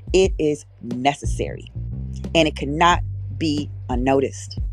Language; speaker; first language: English; native; English